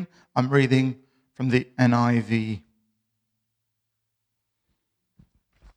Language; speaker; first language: English; non-native, fluent; Albanian